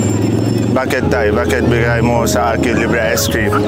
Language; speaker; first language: Filipino; non-native, learner; Arabic